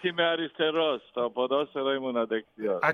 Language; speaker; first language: Greek; non-native, learner; Croatian